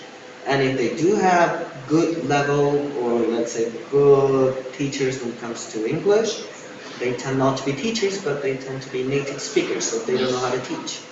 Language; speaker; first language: English; non-native, fluent; Spanish